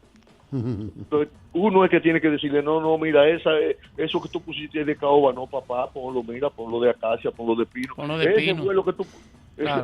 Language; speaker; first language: Spanish; native; Spanish